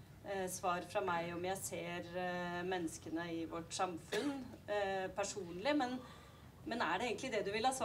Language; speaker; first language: Norwegian; native; Norwegian